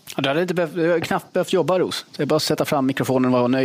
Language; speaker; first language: Swedish; native; Swedish